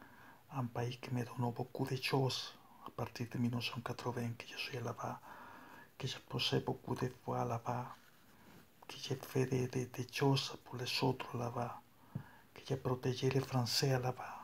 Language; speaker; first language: French; non-native, learner; Spanish